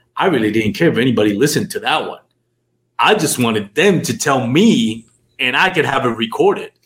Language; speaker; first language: English; non-native, fluent; Spanish